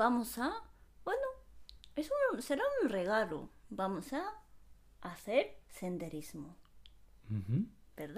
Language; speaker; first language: Spanish; non-native, fluent; Japanese